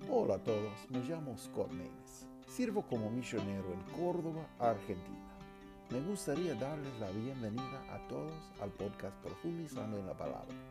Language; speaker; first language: Spanish; non-native, fluent; English